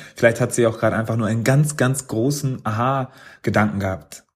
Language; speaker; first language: German; native; German